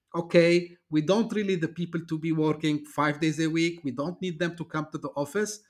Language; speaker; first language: English; non-native, fluent; Turkish